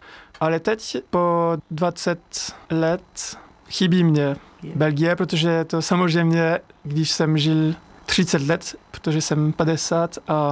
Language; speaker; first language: Czech; non-native, fluent; French